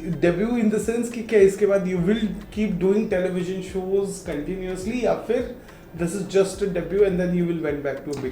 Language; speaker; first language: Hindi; native; Hindi